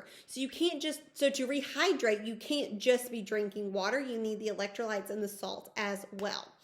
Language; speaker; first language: English; native; English